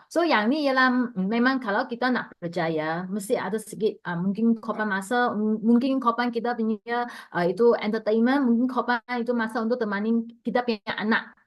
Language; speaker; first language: Malay; non-native, local second language; Chinese